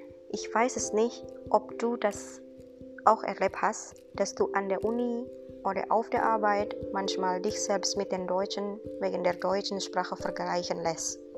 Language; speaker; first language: German; non-native, fluent; Indonesian